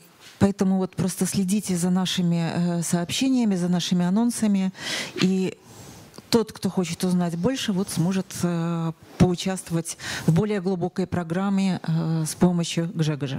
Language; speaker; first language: Russian; native; Russian